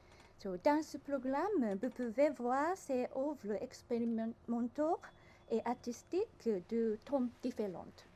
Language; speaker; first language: French; non-native, learner; Japanese